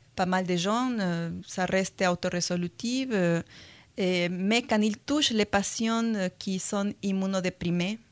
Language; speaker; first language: French; non-native, fluent; Spanish